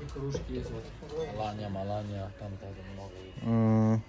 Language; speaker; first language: Russian; non-native, learner; Turkish